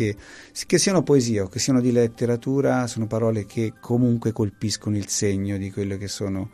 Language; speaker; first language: Italian; native; Italian